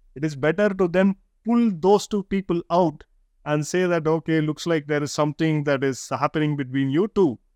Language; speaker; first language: English; non-native, local second language; Tamil